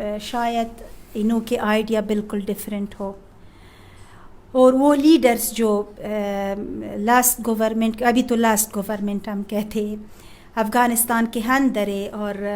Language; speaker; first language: Hindi; non-native, fluent; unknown